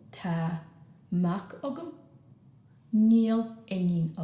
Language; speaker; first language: Irish; non-native, fluent; English